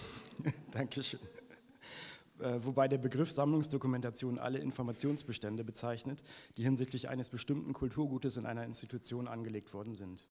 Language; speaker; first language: German; native; German